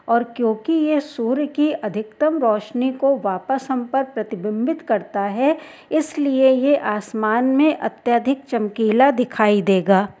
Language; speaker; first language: Hindi; native; Hindi